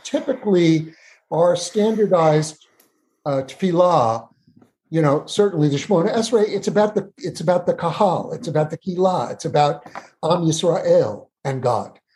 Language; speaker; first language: English; native; English